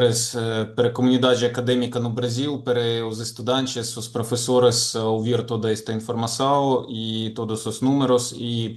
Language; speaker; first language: Portuguese; non-native, fluent; Ukrainian